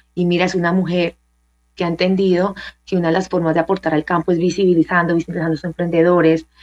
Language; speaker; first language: Spanish; native; Spanish